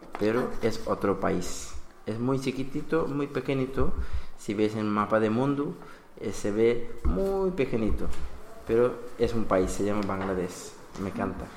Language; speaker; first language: Spanish; non-native, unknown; Bangla